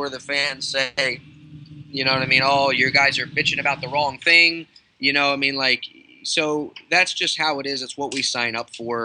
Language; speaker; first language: English; native; English